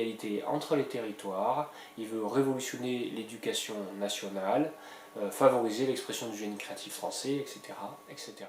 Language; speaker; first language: French; native; French